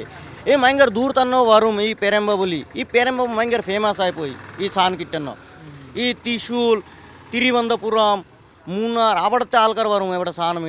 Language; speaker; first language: Malayalam; non-native, learner; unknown